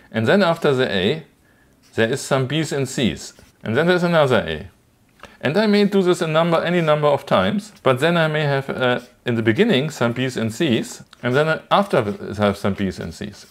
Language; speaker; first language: English; non-native, fluent; German